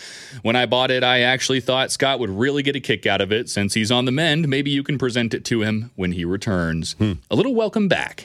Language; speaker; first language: English; native; English